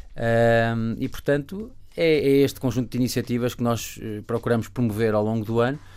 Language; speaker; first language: Portuguese; native; Portuguese